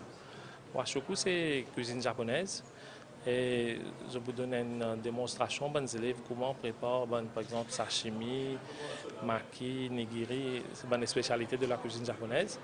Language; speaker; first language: French; non-native, learner; Japanese